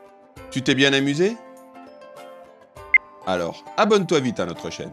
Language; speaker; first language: French; native; French